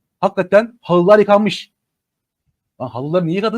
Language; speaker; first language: Turkish; native; Turkish